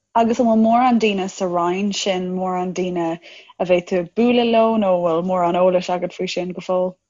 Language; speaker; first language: Irish; non-native, local second language; English